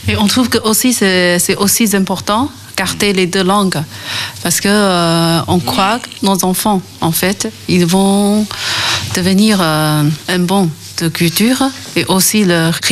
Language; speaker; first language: French; non-native, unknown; Chinese